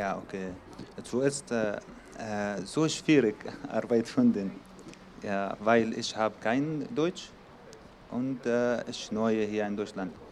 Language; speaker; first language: German; non-native, learner; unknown